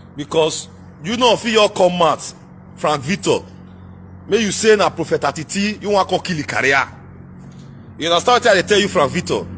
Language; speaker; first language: Nigerian Pidgin; non-native, local second language; Bini